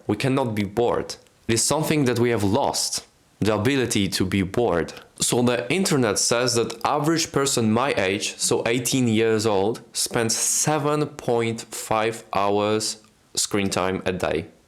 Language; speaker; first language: English; non-native, fluent; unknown